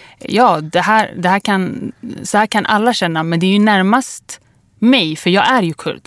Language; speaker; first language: Swedish; early bilingual, other home language; Kurdish